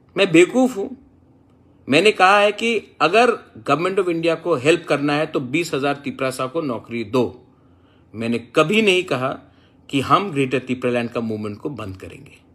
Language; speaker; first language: Hindi; non-native, local second language; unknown